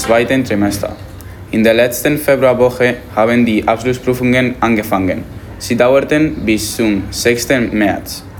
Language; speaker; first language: German; non-native, fluent; Spanish